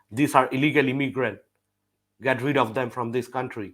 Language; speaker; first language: English; non-native, fluent; Burmese